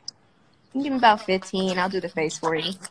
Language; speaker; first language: English; native; English